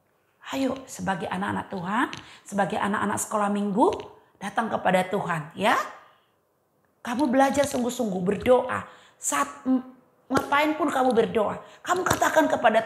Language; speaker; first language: Indonesian; native; Indonesian